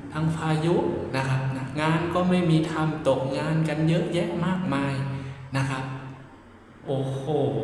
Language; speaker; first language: Thai; native; Thai